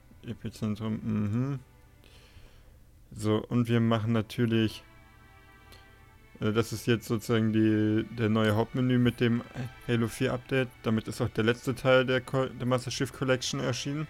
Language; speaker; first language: German; native; German